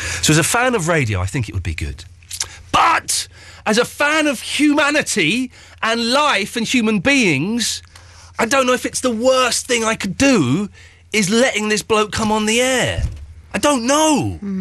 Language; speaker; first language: English; native; English